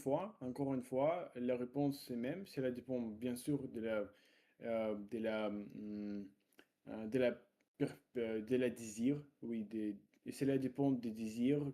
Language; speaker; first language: French; non-native, learner; Russian